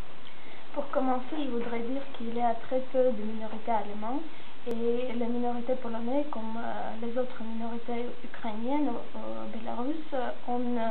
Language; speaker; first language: French; non-native, fluent; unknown